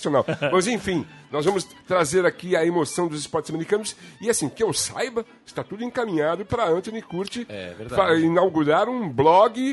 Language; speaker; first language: Portuguese; native; Portuguese